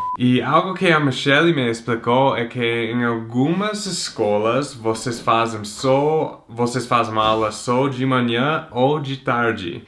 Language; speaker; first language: Portuguese; non-native, fluent; English